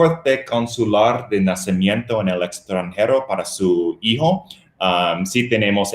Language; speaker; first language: Spanish; non-native, fluent; English